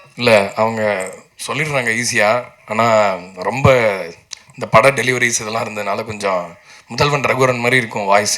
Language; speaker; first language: Tamil; native; Tamil